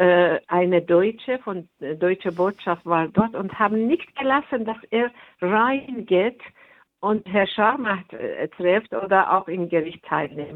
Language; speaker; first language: German; non-native, fluent; Persian